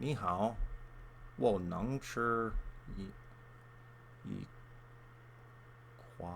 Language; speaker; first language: Chinese; non-native, learner; English